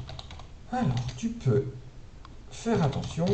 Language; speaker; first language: French; native; French